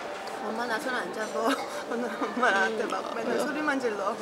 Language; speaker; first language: Korean; early bilingual, heritage; Korean